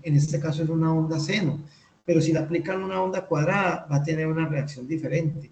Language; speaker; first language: Spanish; native; Spanish